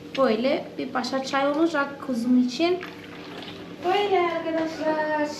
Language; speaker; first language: Turkish; non-native, fluent; Portuguese